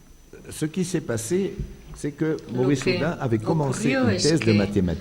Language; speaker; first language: French; native; French